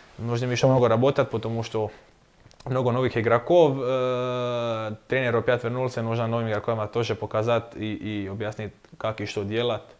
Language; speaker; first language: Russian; non-native, learner; Croatian